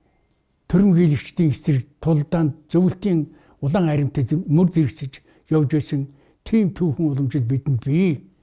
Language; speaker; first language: Mongolian; native; Mongolian